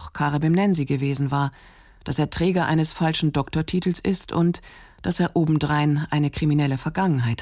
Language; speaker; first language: German; native; German